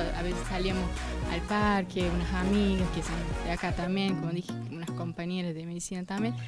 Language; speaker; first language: Spanish; non-native, fluent; Portuguese